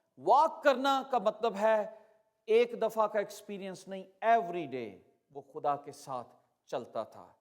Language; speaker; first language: Urdu; native; Urdu